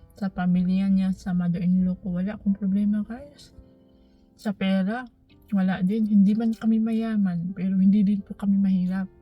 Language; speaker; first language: Filipino; non-native, local second language; Cebuano